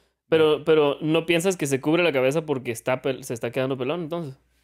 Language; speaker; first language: Spanish; early bilingual, heritage; Spanish